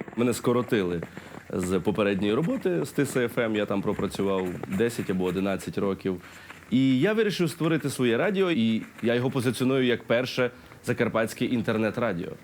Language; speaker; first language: Ukrainian; native; Ukrainian